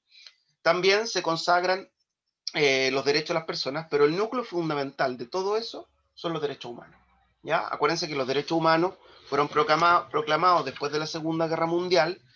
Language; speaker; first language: Spanish; native; Spanish